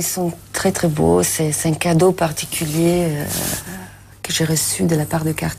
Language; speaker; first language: French; non-native, fluent; Italian